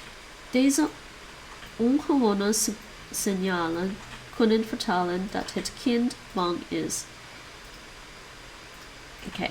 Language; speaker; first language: Dutch; non-native, learner; English